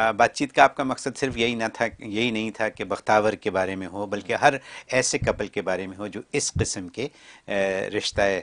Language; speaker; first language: Urdu; native; Urdu